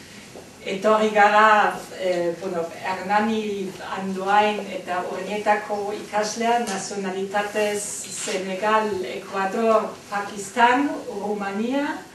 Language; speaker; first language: Basque; non-native, fluent; German